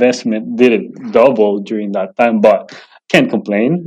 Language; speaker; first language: English; non-native, local second language; Filipino